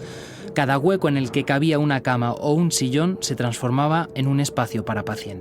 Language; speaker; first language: Spanish; native; Spanish